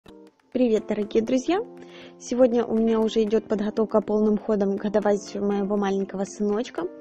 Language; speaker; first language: Russian; native; Russian